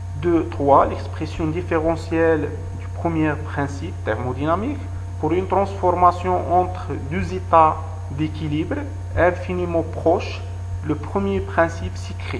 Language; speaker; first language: French; non-native, local second language; Arabic